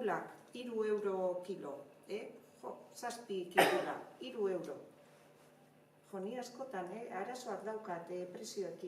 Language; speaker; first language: Basque; non-native, learner; Spanish